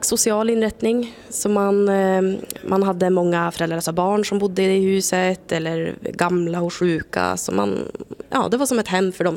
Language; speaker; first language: Swedish; native; Swedish